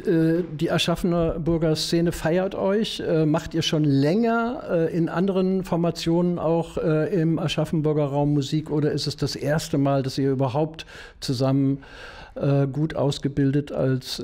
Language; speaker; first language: German; native; German